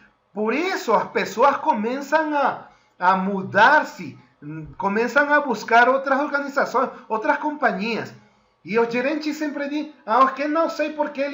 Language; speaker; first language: Portuguese; non-native, fluent; Spanish